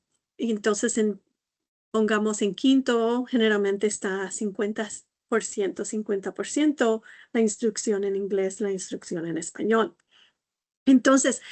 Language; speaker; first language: Spanish; non-native, fluent; English